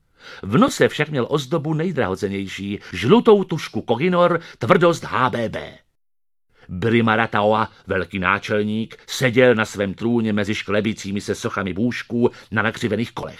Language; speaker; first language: Czech; native; Czech